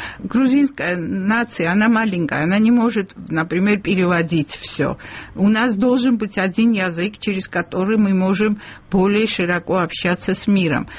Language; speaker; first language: Russian; non-native, local second language; Georgian